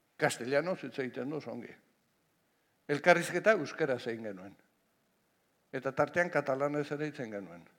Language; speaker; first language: Basque; non-native, local second language; Spanish